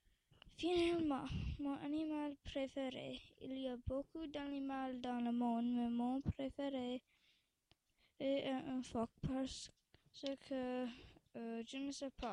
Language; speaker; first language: French; non-native, local second language; English